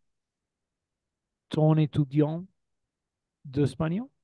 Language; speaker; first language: French; non-native, learner; Spanish